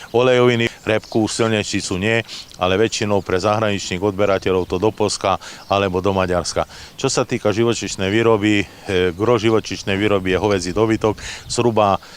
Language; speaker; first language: Slovak; native; Slovak